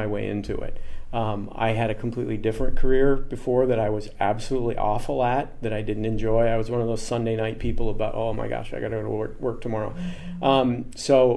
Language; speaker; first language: English; native; English